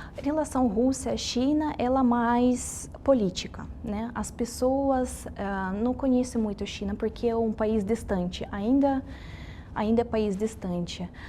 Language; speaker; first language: Portuguese; non-native, fluent; Russian